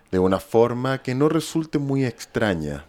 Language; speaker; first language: Spanish; native; Spanish